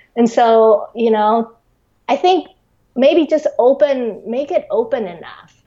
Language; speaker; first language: English; early bilingual, other home language; Chinese